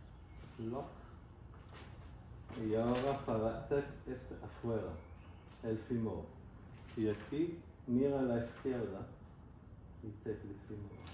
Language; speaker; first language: Spanish; non-native, learner; English